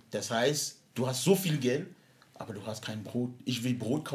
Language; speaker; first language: German; non-native, fluent; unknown